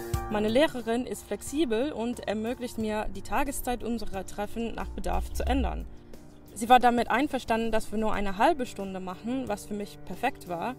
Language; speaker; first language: German; non-native, fluent; English